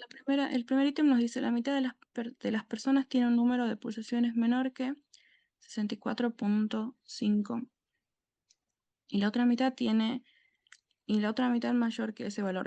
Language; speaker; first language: Spanish; native; Spanish